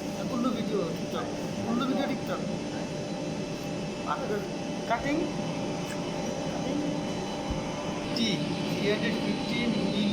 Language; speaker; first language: English; non-native, learner; Bangla